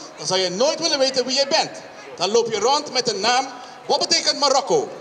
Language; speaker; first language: Dutch; non-native, local second language; Papiamento